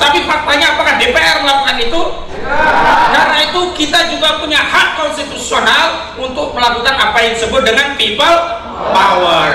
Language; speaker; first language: Indonesian; native; Indonesian